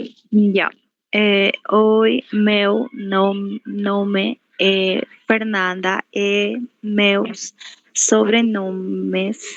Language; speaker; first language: Portuguese; non-native, learner; Spanish